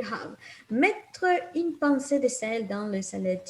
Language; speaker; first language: French; non-native, fluent; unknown